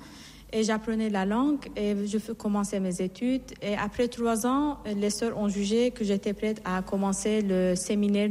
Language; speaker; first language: French; non-native, fluent; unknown